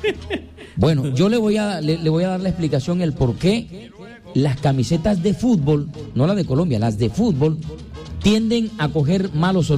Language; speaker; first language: Spanish; native; Spanish